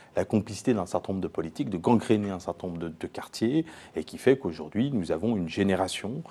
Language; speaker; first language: French; native; French